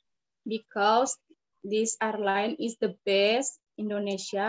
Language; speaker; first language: English; non-native, learner; Indonesian